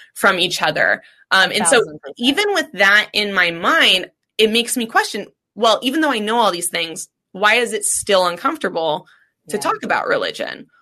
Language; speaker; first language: English; native; English